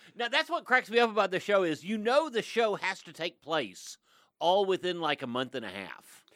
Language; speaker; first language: English; native; English